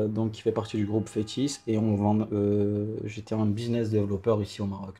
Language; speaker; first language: French; native; French